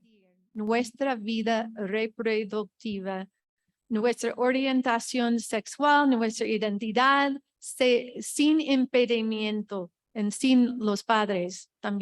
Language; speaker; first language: Spanish; non-native, fluent; English